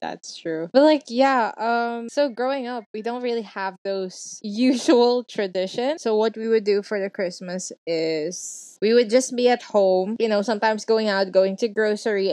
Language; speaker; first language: English; non-native, local second language; Filipino